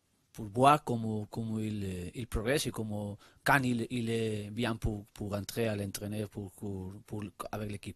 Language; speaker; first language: French; non-native, learner; Spanish